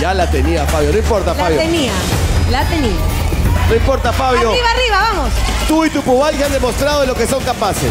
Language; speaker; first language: Spanish; native; Spanish